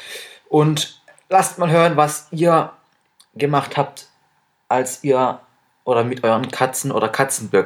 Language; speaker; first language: German; native; German